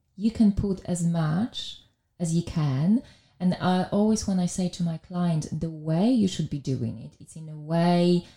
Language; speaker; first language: English; non-native, fluent; Polish